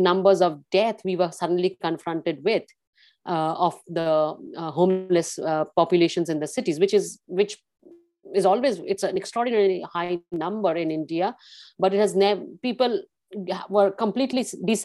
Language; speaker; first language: English; non-native, local second language; Bangla